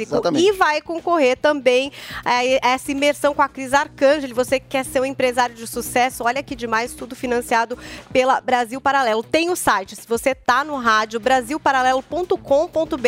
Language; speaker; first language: Portuguese; native; Portuguese